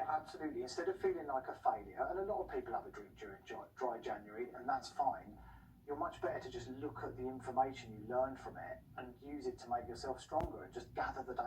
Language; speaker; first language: English; native; English